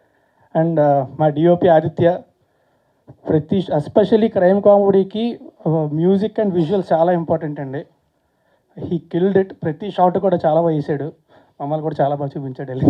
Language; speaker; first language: Telugu; native; Telugu